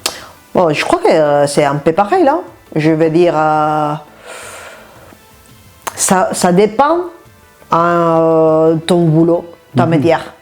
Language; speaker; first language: French; non-native, fluent; Spanish